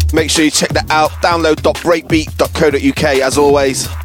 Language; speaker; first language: English; native; English